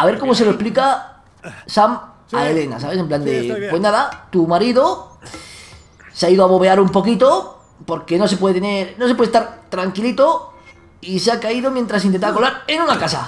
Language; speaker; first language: Spanish; native; Spanish